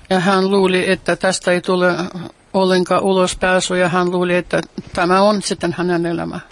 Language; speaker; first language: Finnish; non-native, fluent; Russian